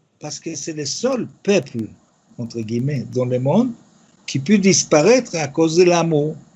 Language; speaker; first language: French; non-native, fluent; Yiddish